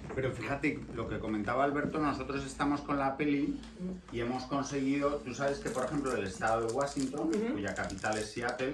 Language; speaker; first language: Spanish; native; Spanish